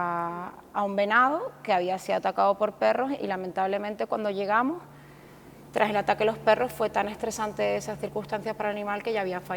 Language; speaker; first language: Spanish; native; Spanish